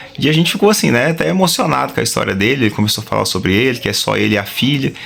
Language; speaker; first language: Portuguese; native; Portuguese